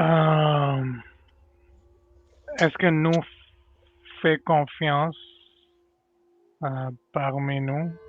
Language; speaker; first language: French; non-native, learner; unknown